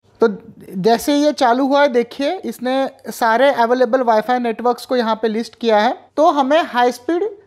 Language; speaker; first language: Hindi; non-native, local second language; Marathi